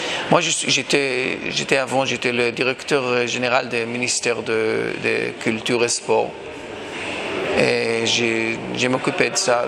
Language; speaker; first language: French; non-native, fluent; Hebrew